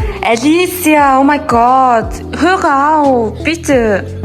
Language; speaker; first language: German; non-native, learner; Mongolian